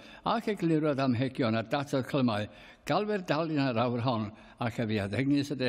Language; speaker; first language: Welsh; native; Welsh